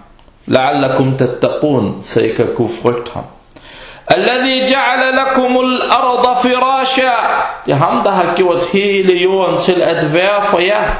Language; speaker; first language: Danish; non-native, fluent; Arabic